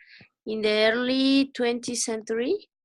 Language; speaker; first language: English; non-native, learner; Spanish